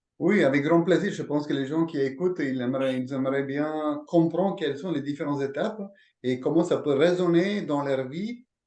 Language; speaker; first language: French; native; French